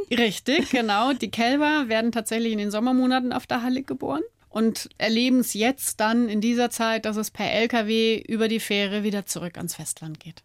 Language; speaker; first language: German; native; German